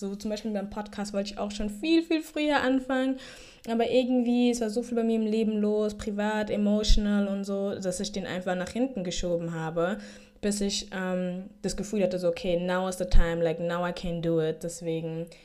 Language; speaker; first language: German; early bilingual, heritage; German